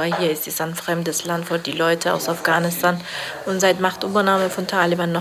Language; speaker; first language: German; non-native, fluent; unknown